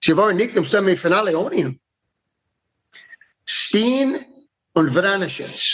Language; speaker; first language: German; non-native, learner; English